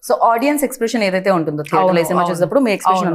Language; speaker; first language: Telugu; native; Telugu